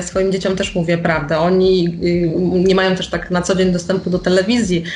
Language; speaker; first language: Polish; native; Polish